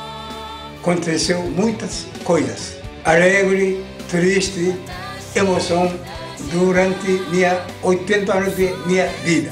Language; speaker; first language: Portuguese; non-native, learner; Japanese